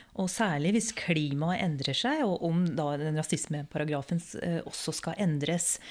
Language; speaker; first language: Norwegian; early bilingual, other home language; Urdu